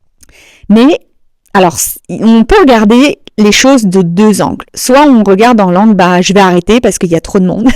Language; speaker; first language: French; native; French